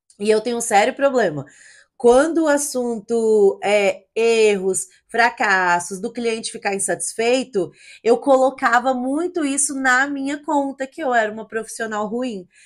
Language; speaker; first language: Portuguese; native; Portuguese